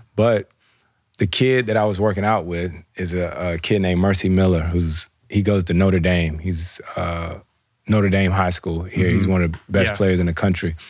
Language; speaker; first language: English; native; English